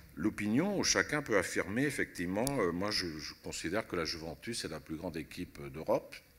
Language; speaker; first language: French; early bilingual, other home language; Italian